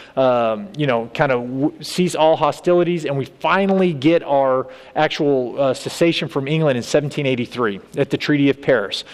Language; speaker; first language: English; native; English